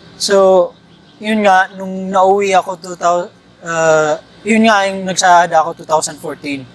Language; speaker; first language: Filipino; native; Filipino